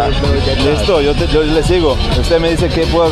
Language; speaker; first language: Spanish; non-native, fluent; English